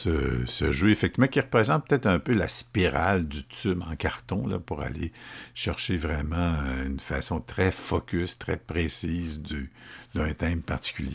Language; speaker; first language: French; native; French